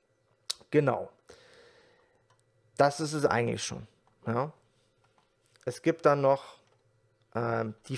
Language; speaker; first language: German; native; German